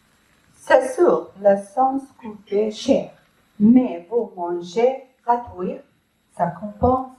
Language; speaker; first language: French; non-native, learner; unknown